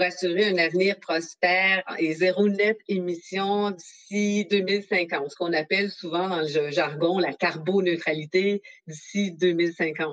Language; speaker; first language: French; native; French